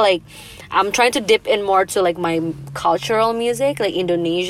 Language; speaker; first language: English; non-native, fluent; Indonesian